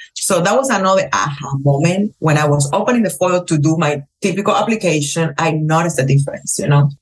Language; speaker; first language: English; non-native, fluent; Spanish